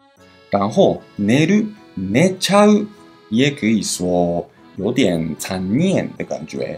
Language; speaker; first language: Chinese; non-native, fluent; Japanese